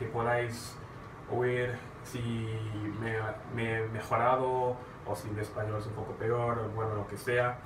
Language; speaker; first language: Spanish; non-native, fluent; English